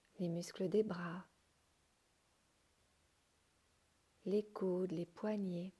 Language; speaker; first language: French; native; French